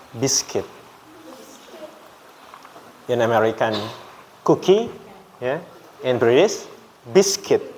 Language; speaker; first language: English; non-native, learner; Indonesian